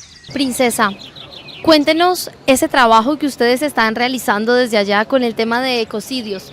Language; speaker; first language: Spanish; native; Spanish